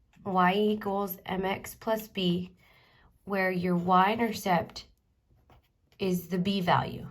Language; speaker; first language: English; native; English